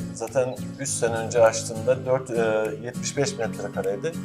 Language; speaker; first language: Turkish; native; Turkish